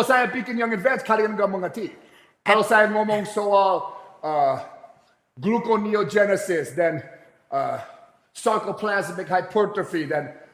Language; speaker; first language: Indonesian; non-native, fluent; English